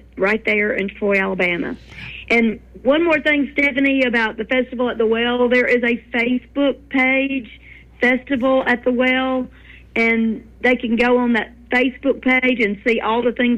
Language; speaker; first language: English; native; English